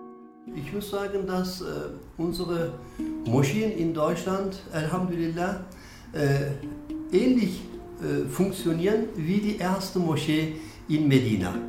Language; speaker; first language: German; non-native, fluent; Turkish